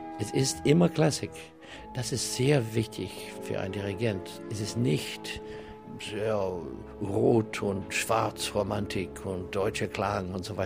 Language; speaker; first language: German; non-native, learner; English